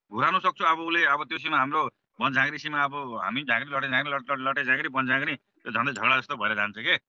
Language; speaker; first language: Nepali; native; Nepali